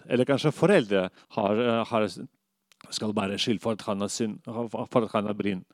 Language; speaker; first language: Norwegian; non-native, fluent; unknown